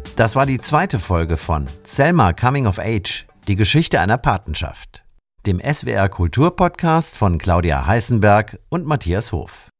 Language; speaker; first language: German; native; German